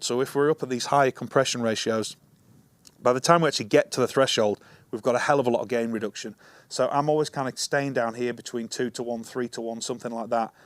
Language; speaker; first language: English; native; English